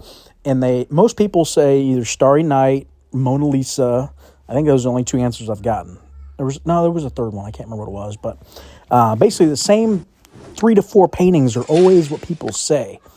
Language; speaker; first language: English; native; English